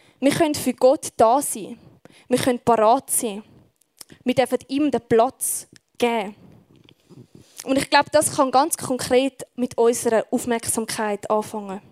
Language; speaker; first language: German; native; German